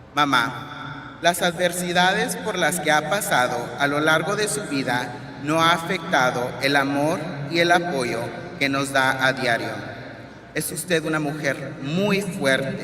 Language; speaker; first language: Spanish; early bilingual, heritage; Spanish